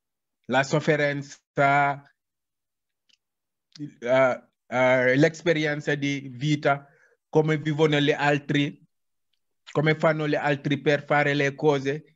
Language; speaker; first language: Italian; non-native, learner; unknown